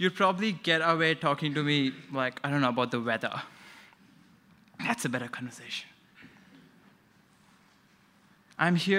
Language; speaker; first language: English; non-native, local second language; Konkani